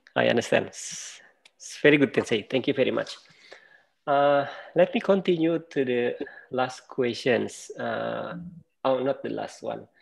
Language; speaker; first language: English; non-native, fluent; Indonesian